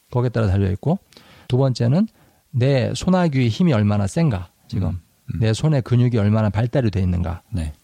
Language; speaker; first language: Korean; native; Korean